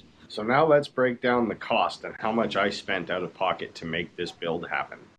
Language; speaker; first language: English; native; English